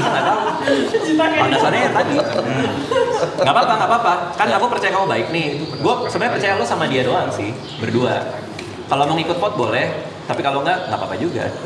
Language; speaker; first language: Indonesian; native; Indonesian